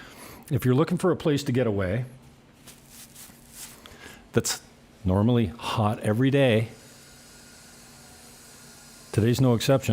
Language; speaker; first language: English; native; English